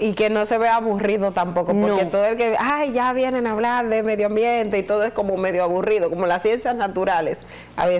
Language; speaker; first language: Spanish; native; Spanish